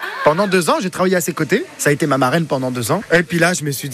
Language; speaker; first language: French; early bilingual, other home language; Arabic